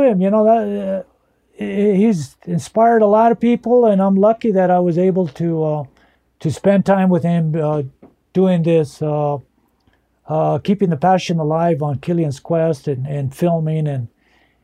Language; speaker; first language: English; early bilingual, other home language; Spanish